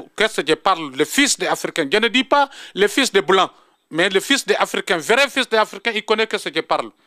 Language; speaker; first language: French; non-native, local second language; Fula